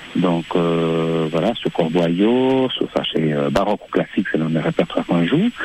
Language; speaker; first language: French; non-native, fluent; Spanish